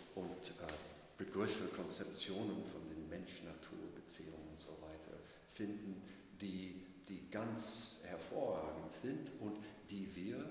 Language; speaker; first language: German; non-native, fluent; English